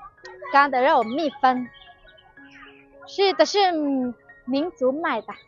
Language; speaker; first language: Chinese; non-native, fluent; Vietnamese